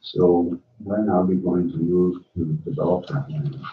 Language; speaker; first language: English; native; English